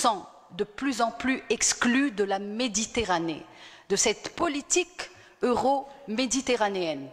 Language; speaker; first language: French; non-native, local second language; Arabic